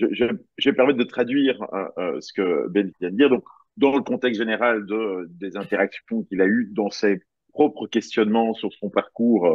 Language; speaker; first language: French; native; French